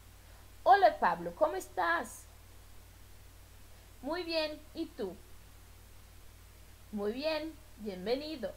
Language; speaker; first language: Spanish; non-native, fluent; Portuguese